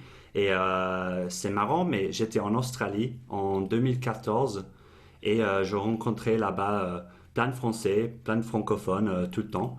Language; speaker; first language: French; non-native, fluent; English